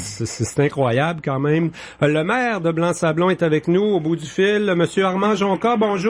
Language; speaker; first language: French; native; French